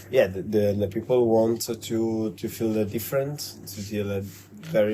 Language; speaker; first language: English; non-native, learner; Italian